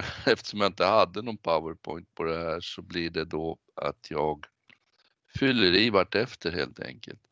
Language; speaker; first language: Swedish; native; Swedish